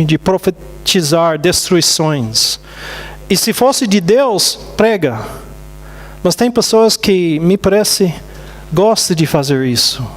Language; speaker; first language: Portuguese; non-native, fluent; English